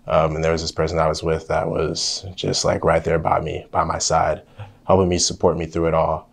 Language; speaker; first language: English; native; English